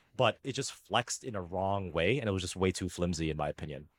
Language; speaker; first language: English; early bilingual, other home language; Filipino